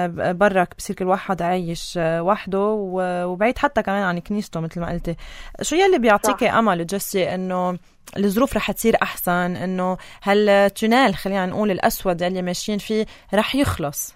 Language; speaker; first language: Arabic; native; Arabic